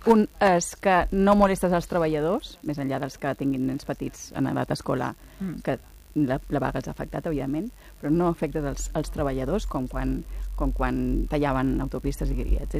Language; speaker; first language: Catalan; native; Catalan